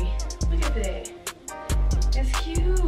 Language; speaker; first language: English; native; English